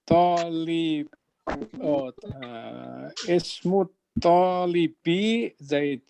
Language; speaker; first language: Arabic; non-native, learner; Indonesian